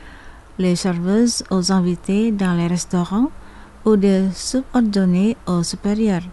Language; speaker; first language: French; non-native, fluent; Indonesian